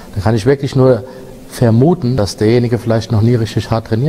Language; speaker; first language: German; native; German